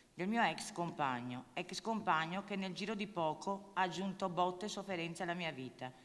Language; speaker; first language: Italian; native; Italian